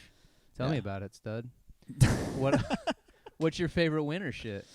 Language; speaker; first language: English; native; English